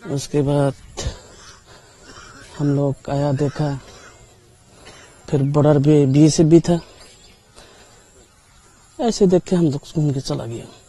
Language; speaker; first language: Hindi; non-native, local second language; Bangla